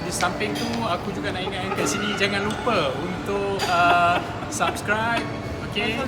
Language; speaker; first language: Malay; native; Malay